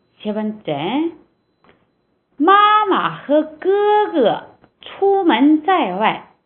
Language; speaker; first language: Chinese; non-native, fluent; Korean